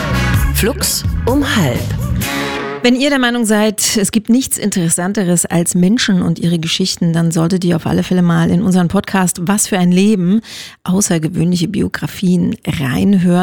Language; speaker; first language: German; native; German